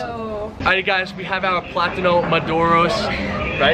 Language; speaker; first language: English; native; English